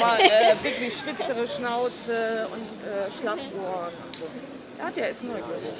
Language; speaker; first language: German; native; German